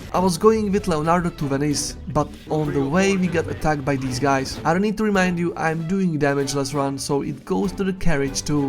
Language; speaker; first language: English; non-native, fluent; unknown